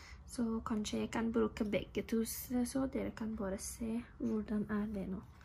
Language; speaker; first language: Norwegian; non-native, fluent; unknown